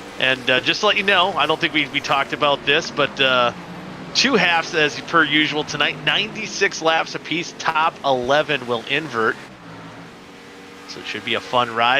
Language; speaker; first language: English; native; English